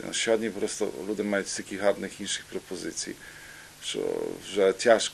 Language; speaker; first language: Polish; non-native, local second language; Rusyn